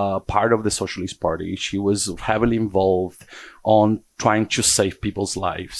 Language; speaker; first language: English; early bilingual, other home language; Portuguese